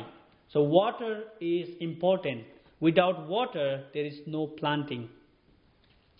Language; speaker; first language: English; non-native, local second language; Nepali